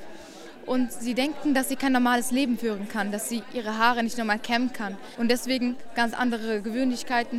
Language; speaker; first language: German; early bilingual, other home language; Arabic